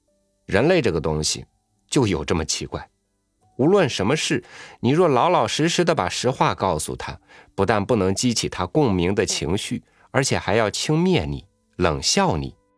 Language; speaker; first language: Chinese; native; Chinese